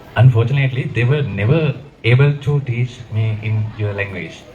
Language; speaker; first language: English; non-native, local second language; Sinhala